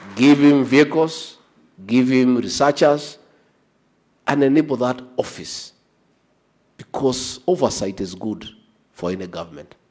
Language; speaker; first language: English; non-native, local second language; Kikuyu